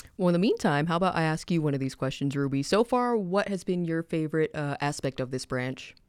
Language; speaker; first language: English; early bilingual, other home language; Spanish